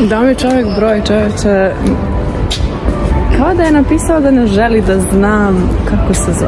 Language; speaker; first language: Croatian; non-native, fluent; Russian